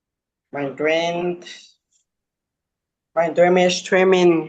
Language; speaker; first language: English; non-native, learner; Burmese